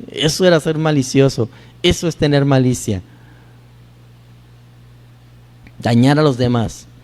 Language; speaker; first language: Spanish; native; Spanish